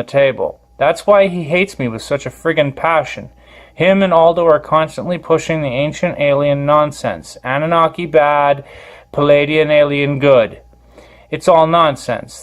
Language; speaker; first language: English; native; English